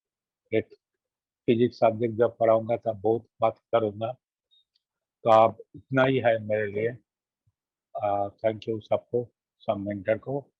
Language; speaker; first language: Hindi; non-native, local second language; Bangla